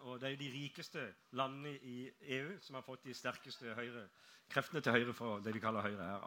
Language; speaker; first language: Norwegian; native; Norwegian